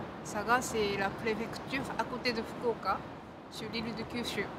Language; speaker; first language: French; non-native, fluent; Japanese